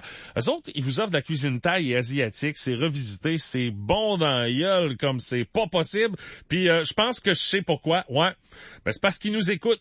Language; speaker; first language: French; native; French